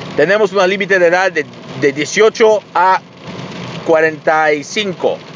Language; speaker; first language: Spanish; early bilingual, heritage; Spanish